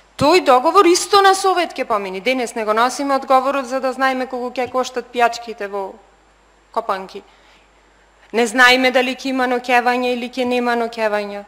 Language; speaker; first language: Macedonian; native; Macedonian